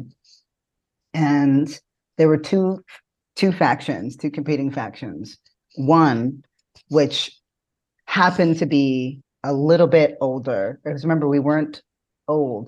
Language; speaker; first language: English; native; English